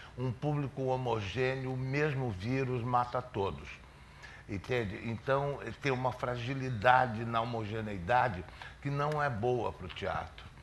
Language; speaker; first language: Portuguese; native; Portuguese